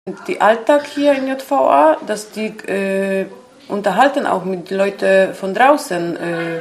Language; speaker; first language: German; non-native, learner; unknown